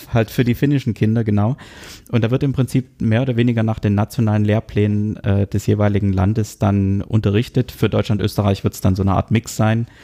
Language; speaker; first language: German; native; German